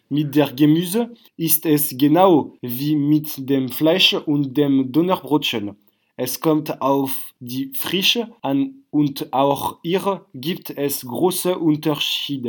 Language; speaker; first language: German; non-native, learner; French